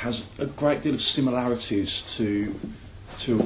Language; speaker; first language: English; native; English